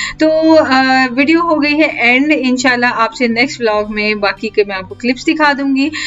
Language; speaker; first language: Urdu; native; Urdu